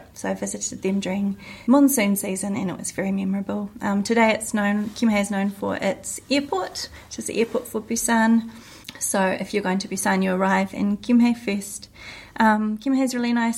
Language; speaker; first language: English; native; English